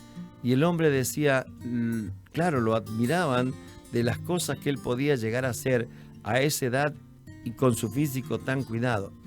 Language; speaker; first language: Spanish; native; Spanish